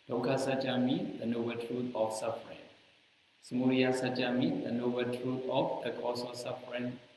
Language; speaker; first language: English; non-native, learner; Burmese